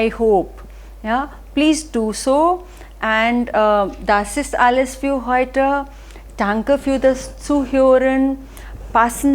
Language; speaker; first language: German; non-native, fluent; Hindi